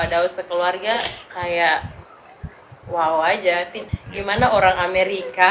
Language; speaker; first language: Indonesian; native; Indonesian